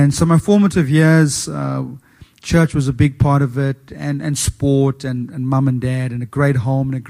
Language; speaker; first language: English; native; English